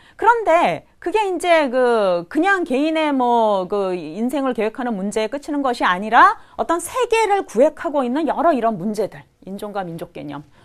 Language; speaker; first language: Korean; native; Korean